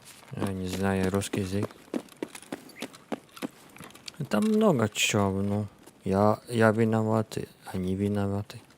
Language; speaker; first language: Russian; non-native, learner; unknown